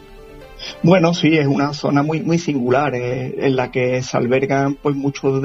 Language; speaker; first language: Spanish; native; Spanish